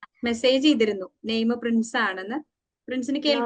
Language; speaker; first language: Malayalam; native; Malayalam